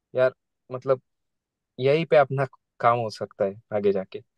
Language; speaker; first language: Hindi; non-native, local second language; Marathi